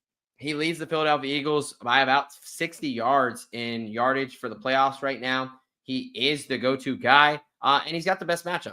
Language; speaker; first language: English; native; English